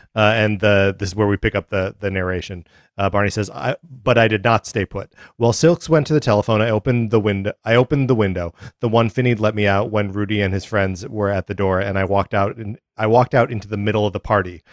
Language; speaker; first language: English; native; English